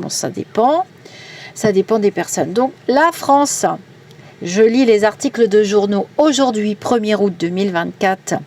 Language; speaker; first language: French; native; French